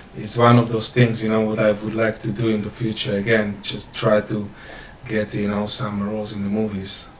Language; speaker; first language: English; non-native, fluent; Slovak